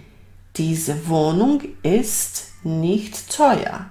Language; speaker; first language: German; non-native, fluent; Bosnian